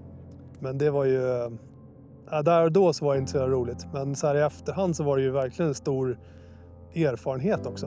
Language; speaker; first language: Swedish; native; Swedish